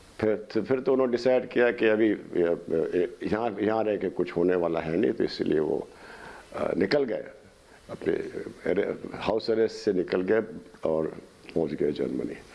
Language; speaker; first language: Hindi; non-native, local second language; Bangla